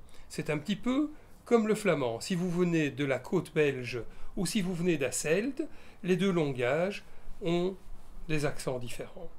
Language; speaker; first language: French; native; French